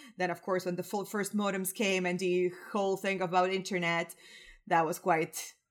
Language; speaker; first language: English; non-native, fluent; Croatian